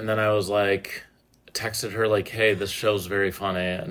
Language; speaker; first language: English; native; English